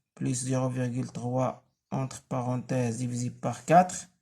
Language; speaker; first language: French; non-native, local second language; Arabic